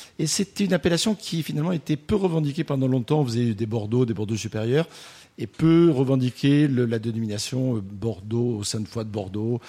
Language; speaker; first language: French; native; French